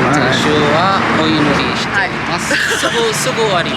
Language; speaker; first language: Japanese; non-native, learner; Arabic